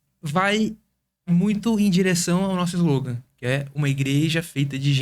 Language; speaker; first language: Portuguese; native; Portuguese